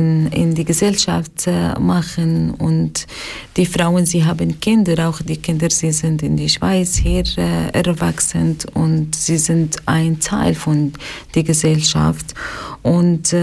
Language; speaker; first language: German; non-native, learner; Arabic